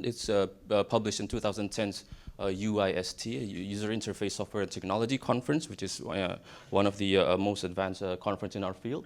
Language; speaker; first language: English; non-native, fluent; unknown